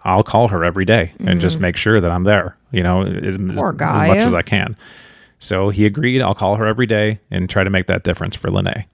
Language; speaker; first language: English; native; English